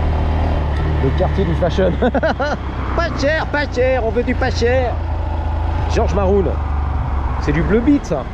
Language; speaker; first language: French; native; French